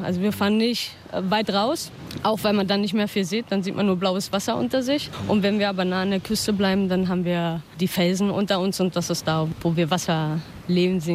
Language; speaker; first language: German; native; German